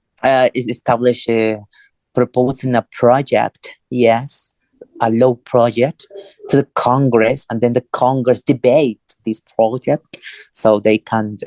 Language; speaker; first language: English; non-native, fluent; Spanish